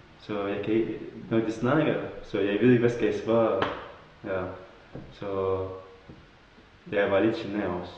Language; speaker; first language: Danish; non-native, learner; Kurdish